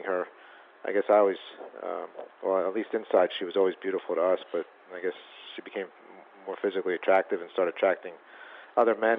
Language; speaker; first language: English; native; English